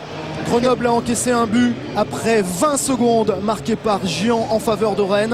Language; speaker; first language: French; native; French